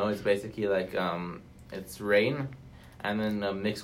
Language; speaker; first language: English; non-native, local second language; Hebrew